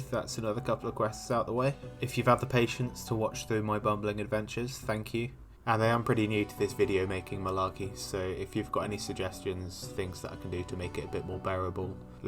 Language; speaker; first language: English; native; English